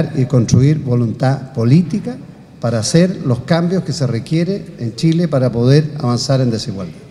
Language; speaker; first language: Spanish; native; Spanish